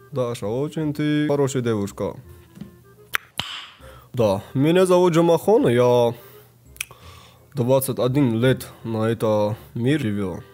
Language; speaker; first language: Russian; non-native, learner; Tajik